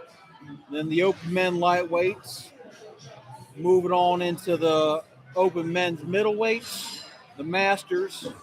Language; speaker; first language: English; native; English